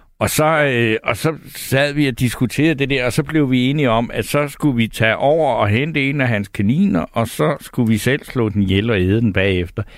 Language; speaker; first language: Danish; native; Danish